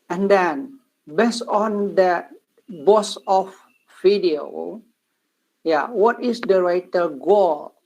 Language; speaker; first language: English; non-native, learner; Indonesian